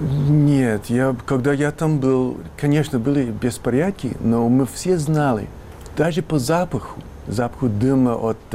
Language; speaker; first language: Russian; non-native, fluent; English